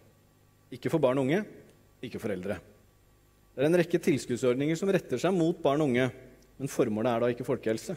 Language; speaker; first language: Norwegian; native; Norwegian